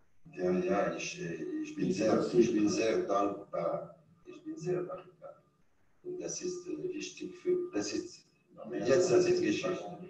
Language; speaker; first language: German; non-native, fluent; French